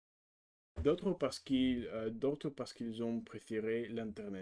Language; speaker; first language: French; non-native, learner; Russian